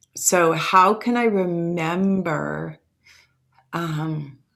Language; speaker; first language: English; early bilingual, other home language; Italian